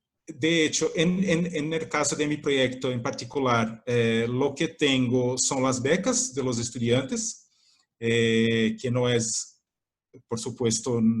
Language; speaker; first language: Spanish; non-native, fluent; Portuguese